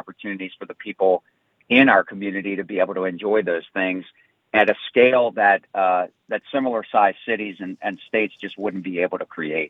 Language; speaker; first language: English; native; English